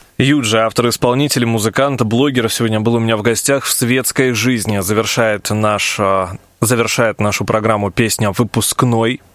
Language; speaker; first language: Russian; native; Russian